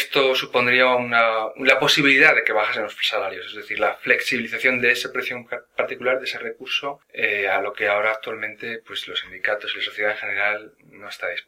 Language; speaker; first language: Spanish; native; Spanish